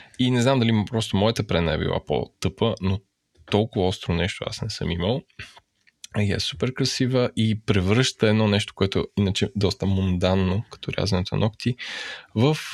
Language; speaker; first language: Bulgarian; native; Bulgarian